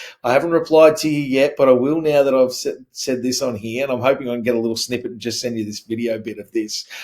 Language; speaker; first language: English; native; English